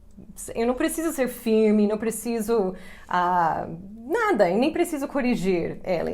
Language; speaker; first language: Portuguese; non-native, fluent; English